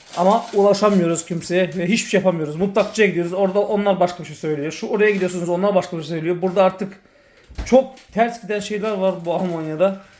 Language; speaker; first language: Turkish; early bilingual, heritage; Turkish